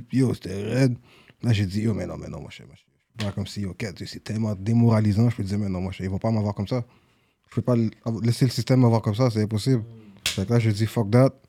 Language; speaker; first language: French; native; French